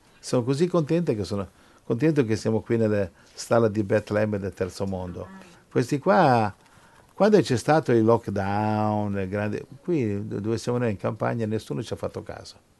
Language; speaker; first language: Italian; non-native, fluent; English